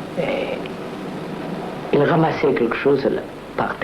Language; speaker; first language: French; non-native, learner; Telugu